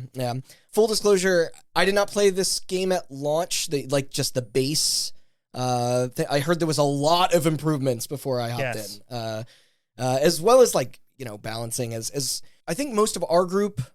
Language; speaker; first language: English; native; English